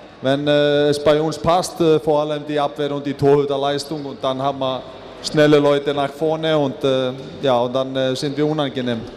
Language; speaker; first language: German; non-native, fluent; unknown